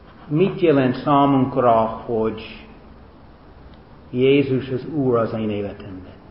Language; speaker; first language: Hungarian; non-native, fluent; English